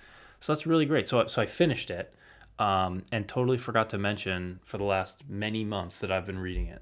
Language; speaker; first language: English; native; English